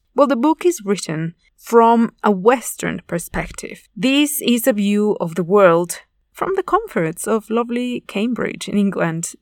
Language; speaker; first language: English; non-native, fluent; Spanish